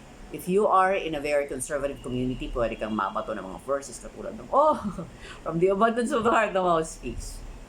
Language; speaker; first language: English; non-native, local second language; Filipino